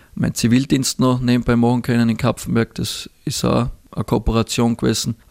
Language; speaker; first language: German; native; German